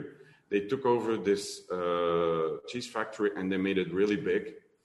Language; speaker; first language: English; non-native, fluent; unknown